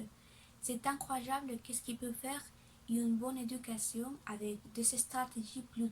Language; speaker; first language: French; non-native, learner; Spanish